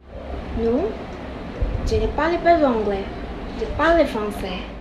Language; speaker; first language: French; non-native, learner; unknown